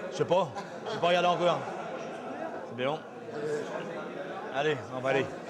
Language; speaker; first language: French; native; French